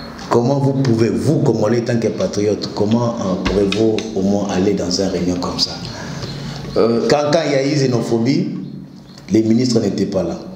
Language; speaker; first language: French; non-native, local second language; Lingala